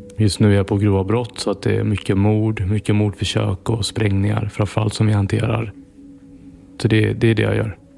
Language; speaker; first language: Swedish; native; Swedish